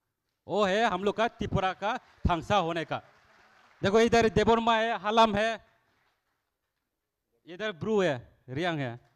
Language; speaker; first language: Hindi; non-native, local second language; Kok Borok